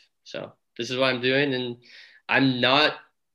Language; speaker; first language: English; native; English